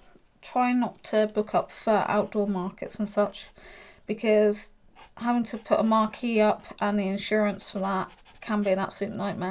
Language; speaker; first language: English; native; English